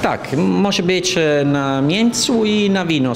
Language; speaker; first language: Polish; non-native, learner; Italian